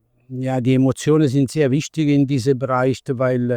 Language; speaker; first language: German; non-native, fluent; Italian